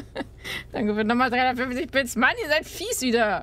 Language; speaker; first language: German; native; German